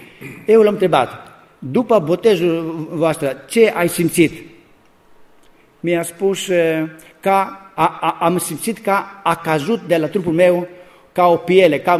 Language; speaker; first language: Romanian; non-native, learner; Greek